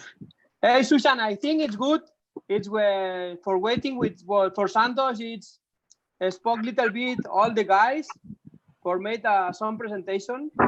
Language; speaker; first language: English; non-native, learner; Spanish